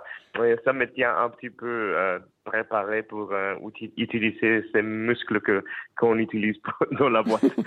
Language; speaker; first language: French; non-native, fluent; Spanish